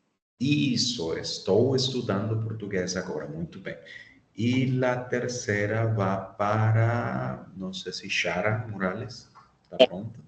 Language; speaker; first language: Portuguese; non-native, fluent; Spanish